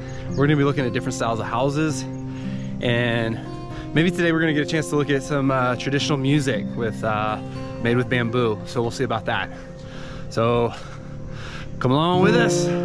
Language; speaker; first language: English; native; English